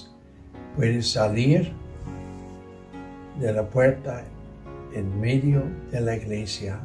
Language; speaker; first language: Spanish; non-native, learner; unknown